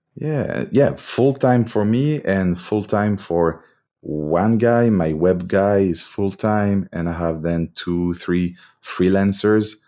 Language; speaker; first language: English; non-native, fluent; French